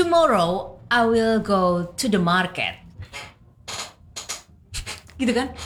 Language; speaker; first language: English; non-native, learner; Indonesian